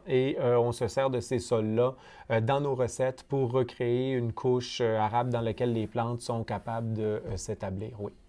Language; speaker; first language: French; native; French